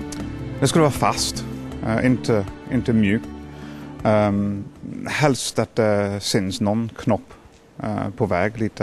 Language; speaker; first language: Swedish; non-native, fluent; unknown